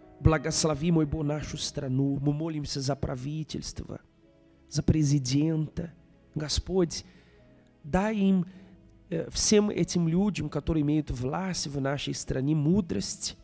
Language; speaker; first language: Russian; non-native, fluent; Portuguese